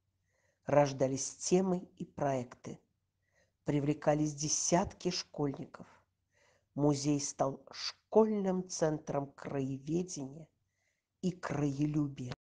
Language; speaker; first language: Russian; native; Russian